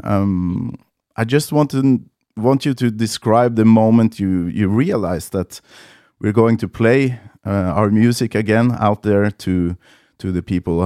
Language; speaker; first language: English; non-native, fluent; Norwegian